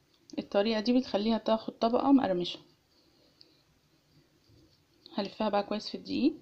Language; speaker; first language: Arabic; native; Arabic